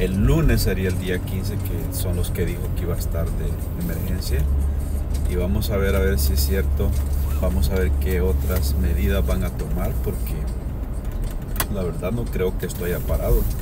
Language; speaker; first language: Spanish; native; Spanish